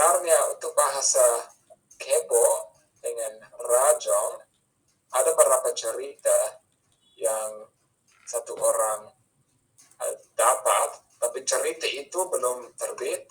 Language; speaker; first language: Indonesian; non-native, fluent; English